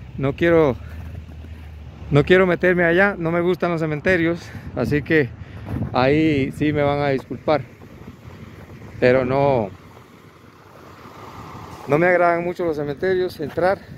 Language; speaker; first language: Spanish; native; Spanish